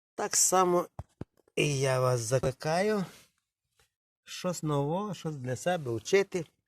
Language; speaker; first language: Ukrainian; non-native, local second language; Russian